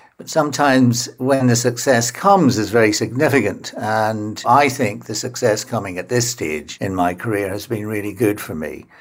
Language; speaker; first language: English; native; English